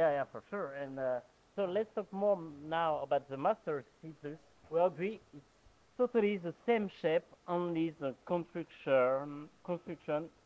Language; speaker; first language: English; non-native, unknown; French